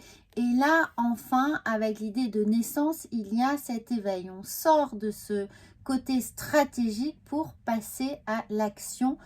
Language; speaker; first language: French; native; French